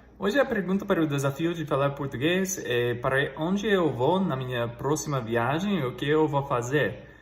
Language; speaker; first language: Portuguese; non-native, fluent; English